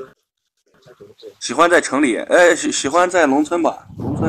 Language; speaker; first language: Chinese; native; Chinese